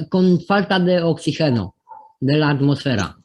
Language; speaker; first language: Spanish; non-native, fluent; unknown